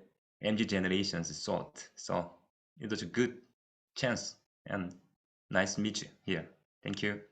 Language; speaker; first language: English; non-native, fluent; Korean